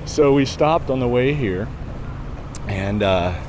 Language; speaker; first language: English; native; English